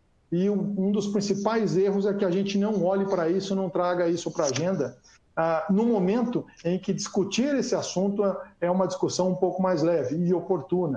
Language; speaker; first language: Portuguese; native; Portuguese